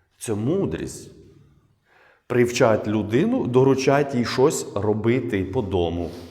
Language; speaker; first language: Ukrainian; non-native, local second language; Russian